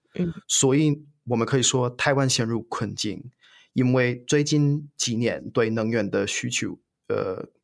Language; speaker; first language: Chinese; non-native, fluent; English